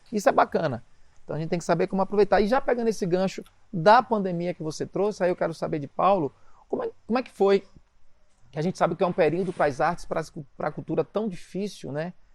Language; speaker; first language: Portuguese; native; Portuguese